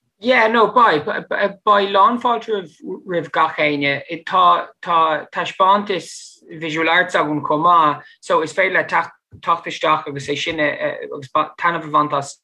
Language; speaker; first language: Irish; non-native, fluent; English